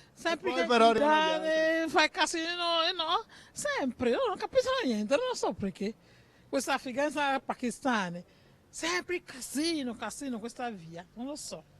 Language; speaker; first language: Italian; non-native, learner; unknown